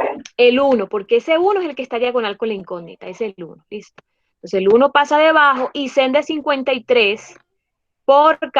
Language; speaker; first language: Spanish; native; Spanish